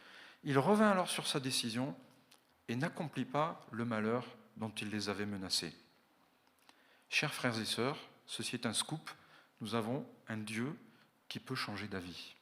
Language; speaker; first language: French; native; French